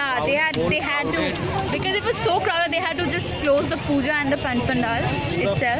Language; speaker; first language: English; non-native, local second language; Bangla